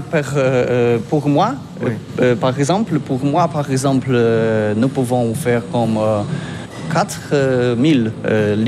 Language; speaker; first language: French; non-native, learner; Polish